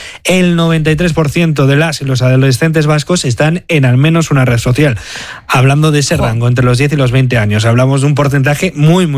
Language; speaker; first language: Spanish; native; Spanish